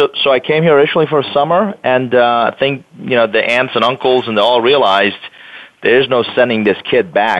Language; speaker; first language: English; non-native, fluent; Persian